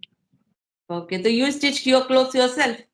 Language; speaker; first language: English; non-native, fluent; Hindi